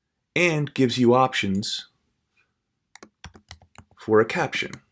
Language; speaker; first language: English; native; English